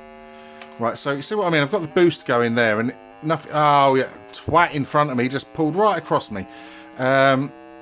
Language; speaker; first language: English; native; English